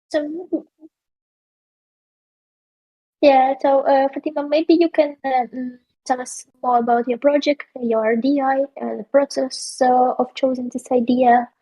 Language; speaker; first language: English; non-native, learner; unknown